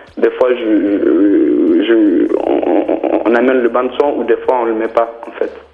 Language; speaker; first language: French; non-native, local second language; Bambara